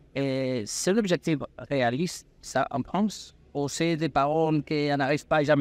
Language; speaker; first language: French; non-native, learner; Spanish